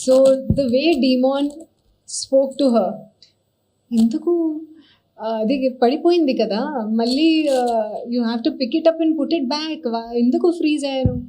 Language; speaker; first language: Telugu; non-native, learner; Hindi